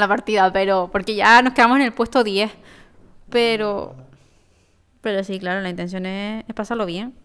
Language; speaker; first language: Spanish; native; Spanish